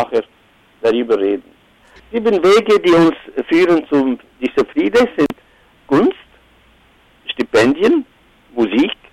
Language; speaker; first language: German; non-native, fluent; Arabic